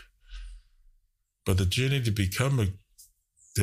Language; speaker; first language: English; native; English